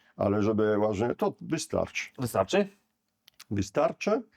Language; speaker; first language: Polish; non-native, learner; Italian